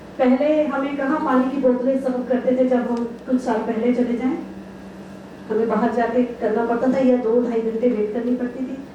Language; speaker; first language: Hindi; non-native, local second language; Punjabi